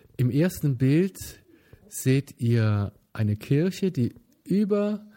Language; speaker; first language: German; native; German